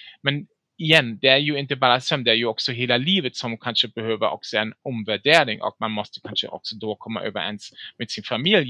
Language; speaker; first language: Swedish; non-native, fluent; German